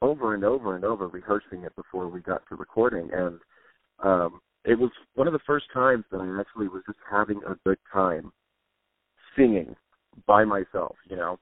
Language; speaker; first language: English; native; English